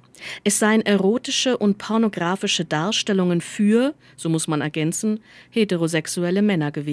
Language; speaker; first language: German; native; German